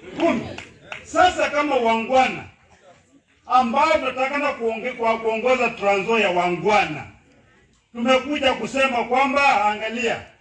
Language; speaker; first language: Swahili; non-native, local second language; Luyia